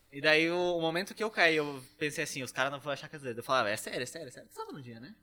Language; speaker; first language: Portuguese; native; Portuguese